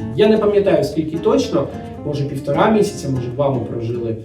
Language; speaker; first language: Ukrainian; non-native, local second language; Russian